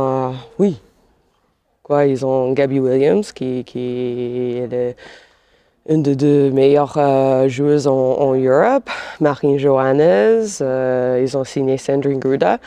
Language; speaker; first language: French; non-native, fluent; English